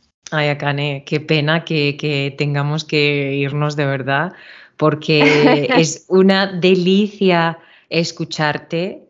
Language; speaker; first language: Spanish; native; Spanish